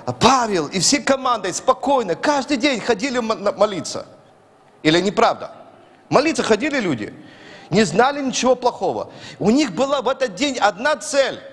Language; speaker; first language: Russian; native; Russian